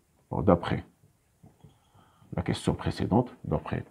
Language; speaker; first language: French; non-native, local second language; Arabic